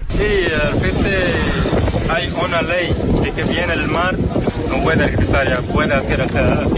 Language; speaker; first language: Spanish; non-native, learner; Arabic